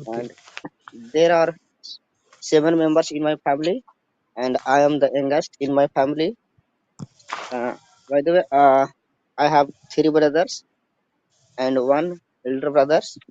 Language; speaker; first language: English; non-native, learner; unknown